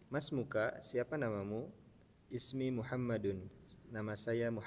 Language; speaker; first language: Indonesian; non-native, learner; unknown